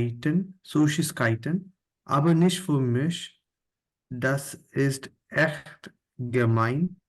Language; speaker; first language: German; non-native, learner; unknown